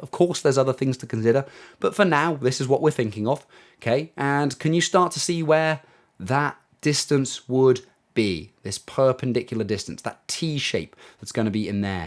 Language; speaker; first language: English; native; English